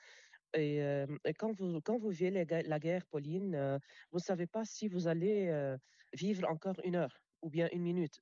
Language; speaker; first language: French; non-native, local second language; Arabic